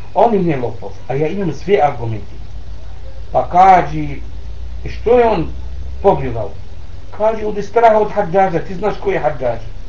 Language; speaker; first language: Bosnian; non-native, learner; Arabic